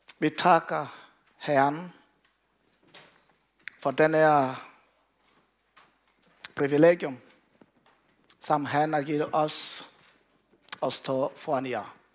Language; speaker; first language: Danish; non-native, learner; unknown